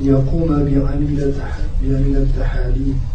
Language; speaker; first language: Arabic; non-native, learner; French